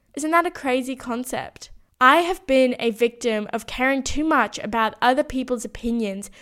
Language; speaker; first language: English; native; English